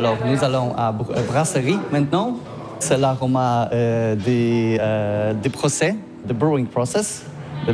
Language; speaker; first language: French; non-native, learner; Polish